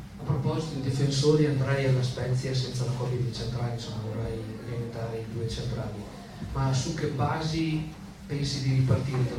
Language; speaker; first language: Italian; native; Italian